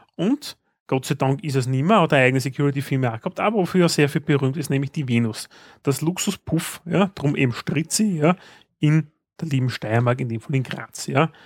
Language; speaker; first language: German; native; German